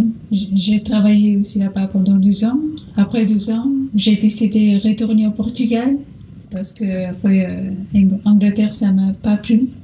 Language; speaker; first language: French; non-native, learner; Portuguese